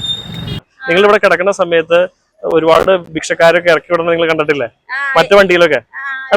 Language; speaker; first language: Malayalam; native; Malayalam